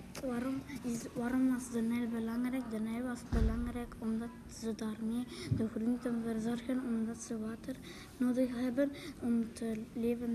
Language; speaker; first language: Dutch; non-native, local second language; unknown